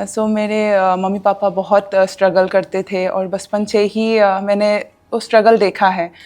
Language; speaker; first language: Hindi; non-native, local second language; Assamese